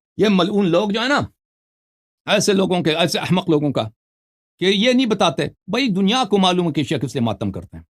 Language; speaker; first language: Urdu; non-native, fluent; Persian